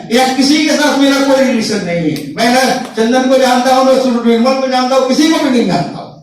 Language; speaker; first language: Hindi; non-native, local second language; Bangla